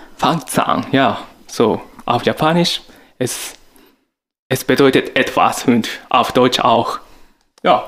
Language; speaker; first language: German; non-native, learner; Japanese